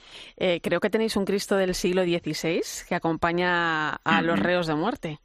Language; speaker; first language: Spanish; native; Spanish